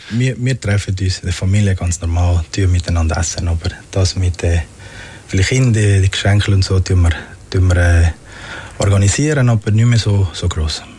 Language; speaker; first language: German; early bilingual, other home language; Spanish